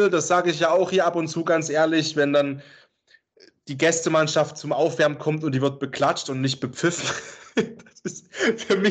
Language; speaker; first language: German; native; German